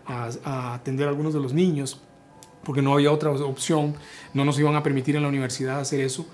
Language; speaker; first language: Spanish; native; Spanish